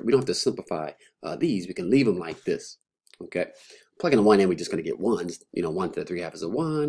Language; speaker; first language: English; native; English